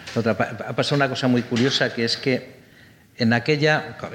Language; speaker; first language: Spanish; native; Spanish